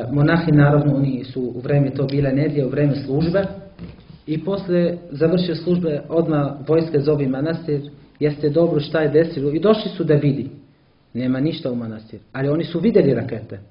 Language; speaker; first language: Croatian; non-native, learner; Arabic